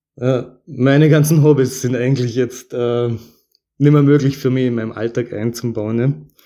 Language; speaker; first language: German; native; German